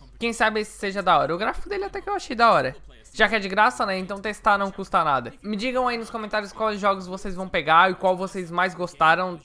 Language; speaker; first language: Portuguese; native; Portuguese